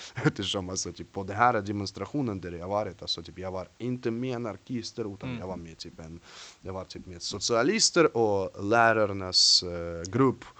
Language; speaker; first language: Swedish; non-native, fluent; Russian